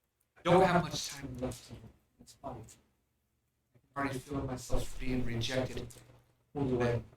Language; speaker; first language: English; native; English